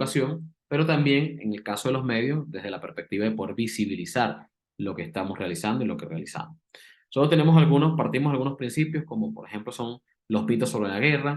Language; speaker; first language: Spanish; native; Spanish